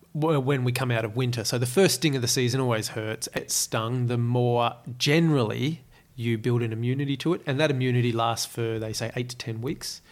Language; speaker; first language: English; native; English